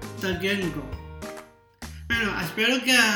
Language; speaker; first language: Spanish; non-native, local second language; Catalan